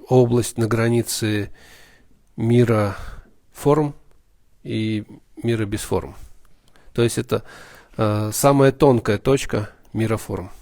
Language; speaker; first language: Russian; native; Russian